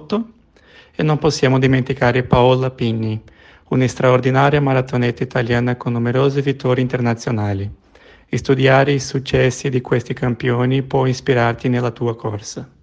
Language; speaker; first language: Italian; non-native, learner; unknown